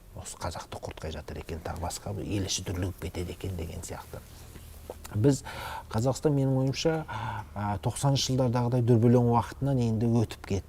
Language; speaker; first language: Kazakh; native; Kazakh